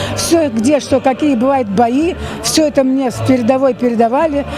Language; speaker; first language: Russian; native; Russian